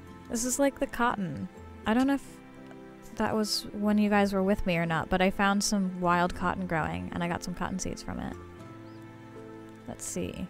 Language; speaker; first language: English; native; English